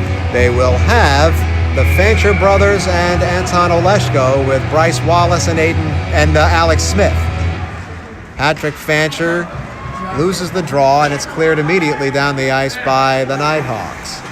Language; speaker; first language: English; native; English